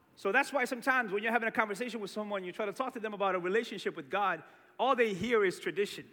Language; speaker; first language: English; early bilingual, other home language; Portuguese